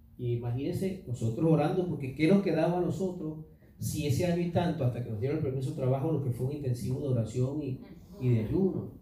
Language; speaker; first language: Spanish; native; Spanish